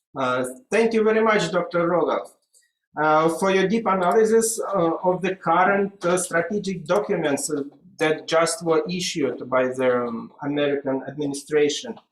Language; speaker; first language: English; non-native, fluent; Russian